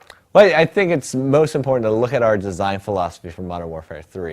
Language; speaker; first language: English; native; English